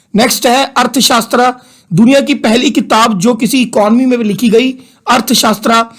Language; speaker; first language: Hindi; non-native, local second language; Punjabi